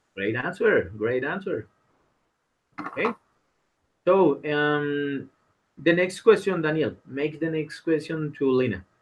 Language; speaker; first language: English; non-native, learner; Spanish